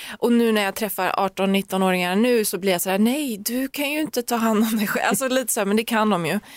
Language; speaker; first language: Swedish; early bilingual, other home language; Persian